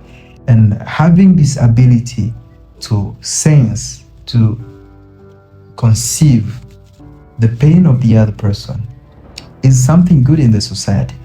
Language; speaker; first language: English; non-native, local second language; Kinyarwanda